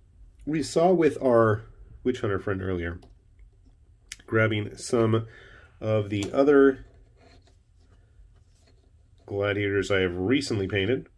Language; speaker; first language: English; native; English